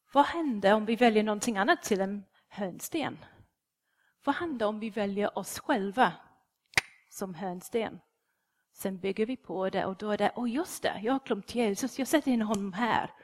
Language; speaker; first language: Swedish; non-native, fluent; English